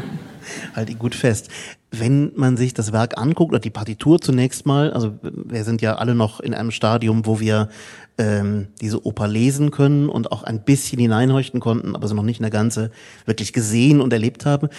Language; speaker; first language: German; native; German